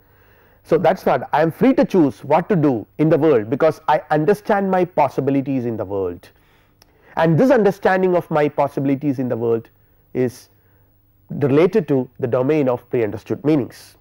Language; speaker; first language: English; non-native, local second language; Malayalam